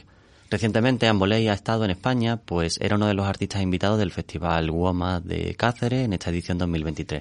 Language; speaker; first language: Spanish; native; Spanish